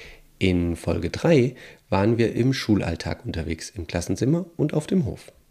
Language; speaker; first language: German; native; German